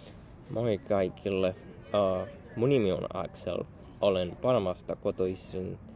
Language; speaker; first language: Finnish; non-native, learner; Spanish